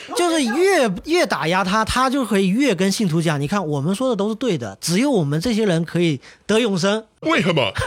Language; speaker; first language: Chinese; native; Chinese